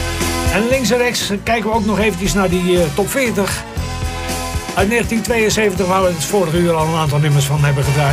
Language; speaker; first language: Dutch; native; Dutch